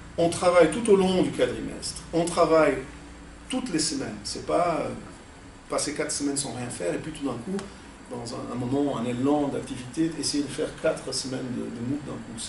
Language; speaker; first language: French; non-native, fluent; Portuguese